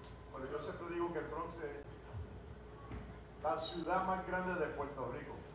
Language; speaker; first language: Spanish; early bilingual, heritage; Spanish